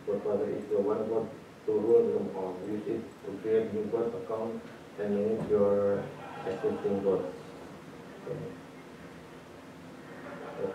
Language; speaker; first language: English; non-native, learner; Indonesian